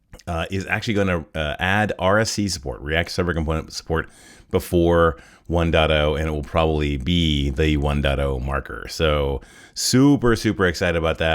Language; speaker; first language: English; native; English